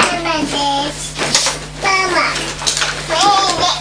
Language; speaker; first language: Japanese; native; Japanese